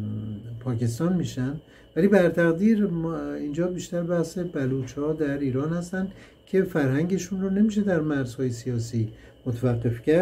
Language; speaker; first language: Persian; native; Persian